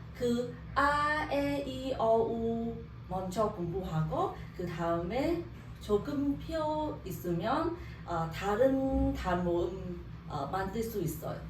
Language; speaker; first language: Korean; non-native, learner; Vietnamese